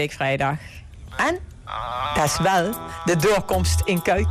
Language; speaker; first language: Dutch; native; Dutch